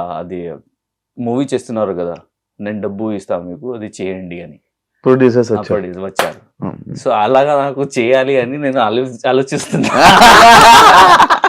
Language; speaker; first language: Telugu; non-native, local second language; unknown